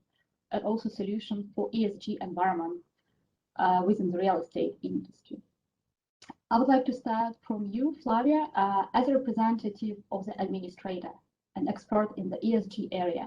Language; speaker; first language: English; non-native, fluent; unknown